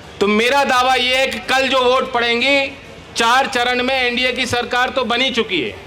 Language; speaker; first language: Hindi; native; Hindi